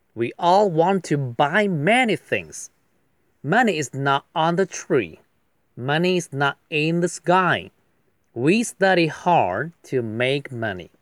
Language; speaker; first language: English; non-native, fluent; Chinese